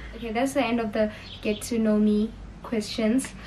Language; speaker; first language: English; non-native, local second language; Northern Sotho